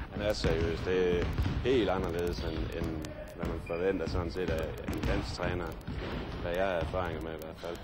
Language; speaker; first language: Danish; native; Danish